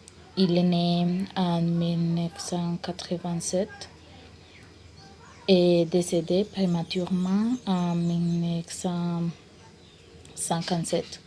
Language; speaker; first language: French; non-native, learner; Spanish